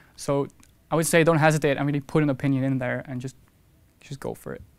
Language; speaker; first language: English; non-native, fluent; Dutch